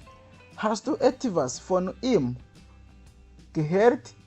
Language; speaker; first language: German; non-native, learner; Kinyarwanda